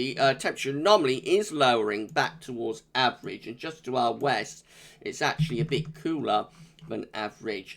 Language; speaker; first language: English; native; English